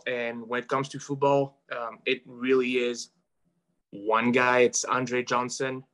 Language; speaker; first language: English; non-native, fluent; French